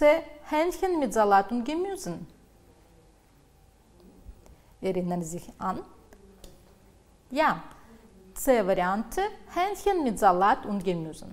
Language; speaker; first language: German; non-native, fluent; Uzbek